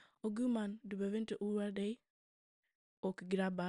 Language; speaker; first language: Swedish; early bilingual, other home language; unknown